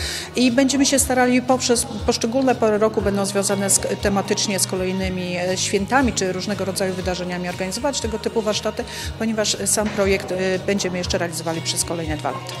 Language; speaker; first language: Polish; native; Polish